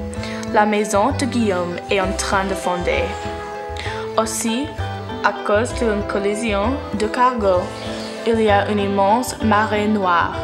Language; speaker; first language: French; non-native, learner; English